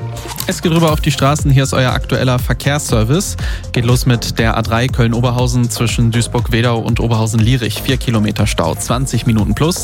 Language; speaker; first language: German; native; German